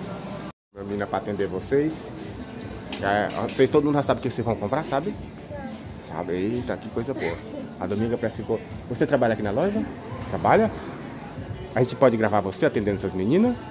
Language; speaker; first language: Portuguese; native; Portuguese